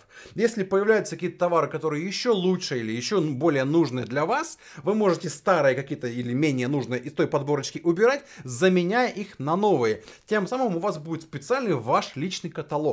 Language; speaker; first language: Russian; native; Russian